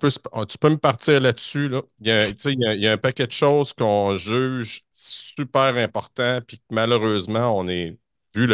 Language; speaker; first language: French; native; French